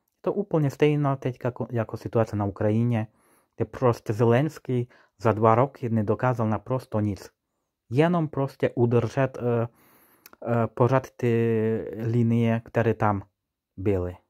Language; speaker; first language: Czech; non-native, fluent; Ukrainian